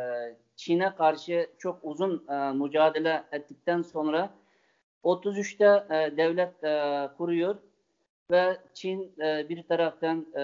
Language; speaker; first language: Turkish; non-native, fluent; Uyghur